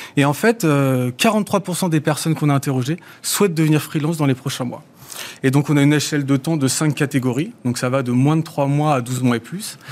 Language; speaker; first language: French; native; French